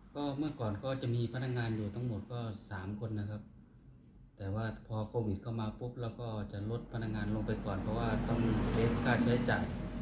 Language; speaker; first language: Thai; native; Thai